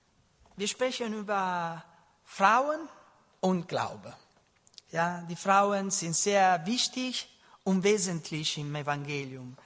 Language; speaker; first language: German; non-native, learner; Italian